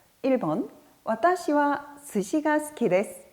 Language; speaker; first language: Japanese; non-native, fluent; Korean